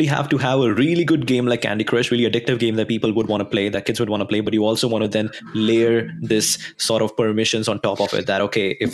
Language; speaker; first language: English; non-native, local second language; Hindi